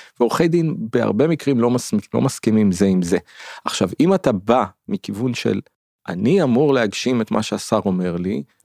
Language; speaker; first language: Hebrew; native; Hebrew